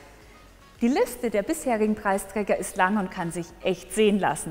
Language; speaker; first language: German; native; German